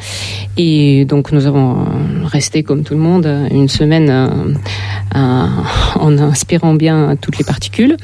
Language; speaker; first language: French; non-native, fluent; Russian